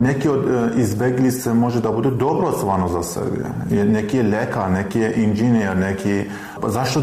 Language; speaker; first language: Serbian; non-native, learner; Persian